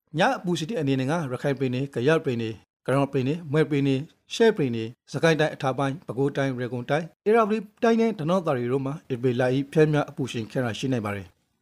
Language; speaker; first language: Burmese; native; Burmese